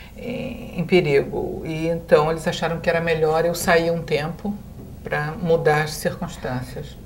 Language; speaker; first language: Portuguese; native; Portuguese